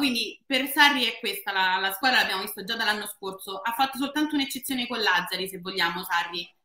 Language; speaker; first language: Italian; native; Italian